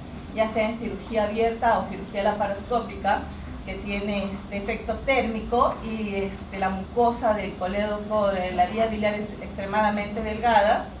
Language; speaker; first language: Spanish; native; Spanish